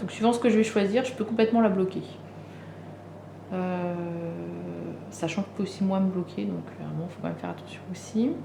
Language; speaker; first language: French; native; French